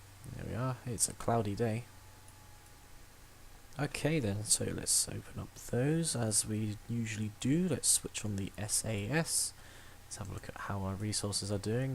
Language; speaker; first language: English; native; English